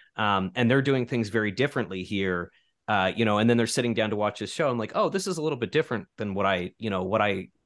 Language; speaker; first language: English; native; English